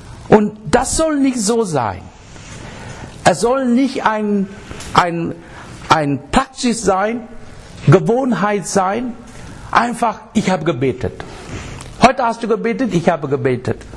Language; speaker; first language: German; non-native, fluent; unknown